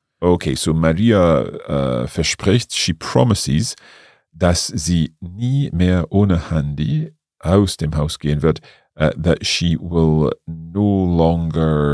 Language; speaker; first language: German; non-native, learner; English